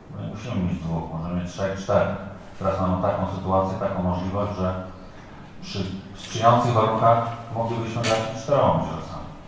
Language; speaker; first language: Polish; native; Polish